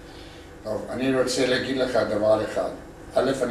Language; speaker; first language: Hebrew; non-native, learner; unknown